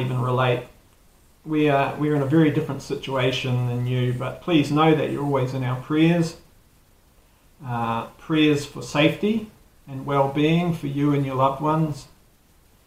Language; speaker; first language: English; native; English